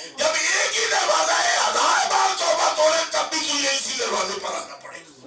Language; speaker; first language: Urdu; non-native, local second language; Punjabi